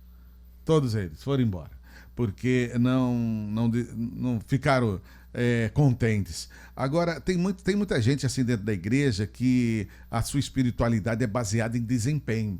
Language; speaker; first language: Portuguese; native; Portuguese